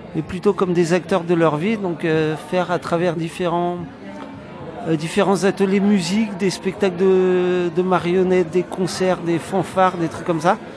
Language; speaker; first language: French; native; French